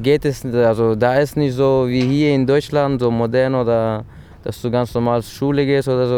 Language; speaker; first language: German; early bilingual, other home language; Persian